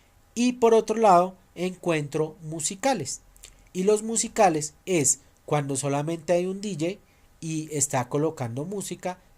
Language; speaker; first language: Spanish; native; Spanish